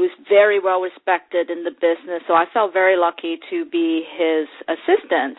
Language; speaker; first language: English; non-native, local second language; Cantonese